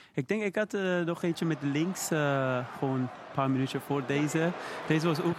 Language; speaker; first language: Dutch; non-native, learner; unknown